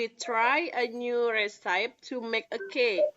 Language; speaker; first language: English; non-native, learner; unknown